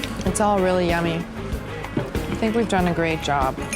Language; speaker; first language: English; native; English